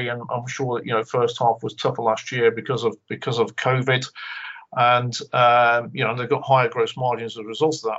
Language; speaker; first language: English; native; English